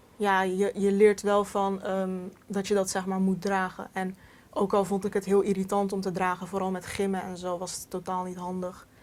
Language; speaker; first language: Dutch; early bilingual, other home language; Turkish